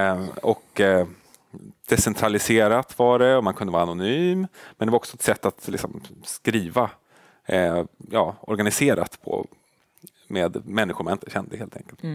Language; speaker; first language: Swedish; native; Swedish